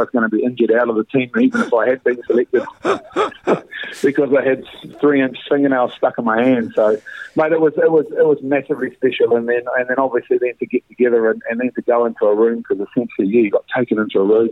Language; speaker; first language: English; native; English